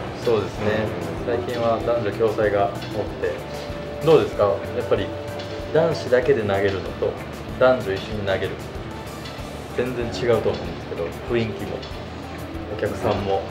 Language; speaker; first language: Japanese; native; Japanese